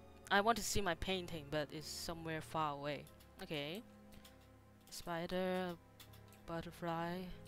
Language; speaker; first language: English; non-native, local second language; Cantonese